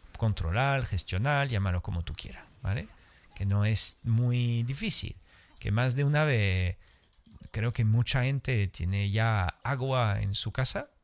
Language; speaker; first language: Spanish; non-native, fluent; French